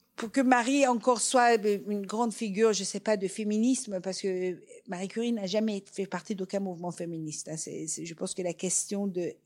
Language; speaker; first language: French; non-native, fluent; Persian